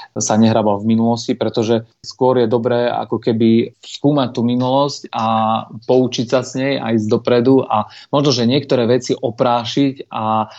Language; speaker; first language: Slovak; non-native, local second language; Rusyn